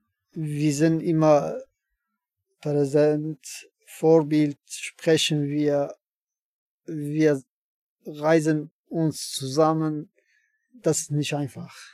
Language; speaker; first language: German; non-native, learner; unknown